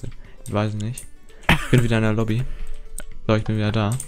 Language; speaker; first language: German; native; German